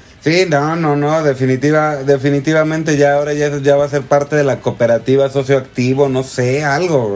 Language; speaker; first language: Spanish; native; Spanish